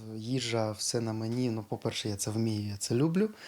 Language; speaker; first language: Ukrainian; native; Ukrainian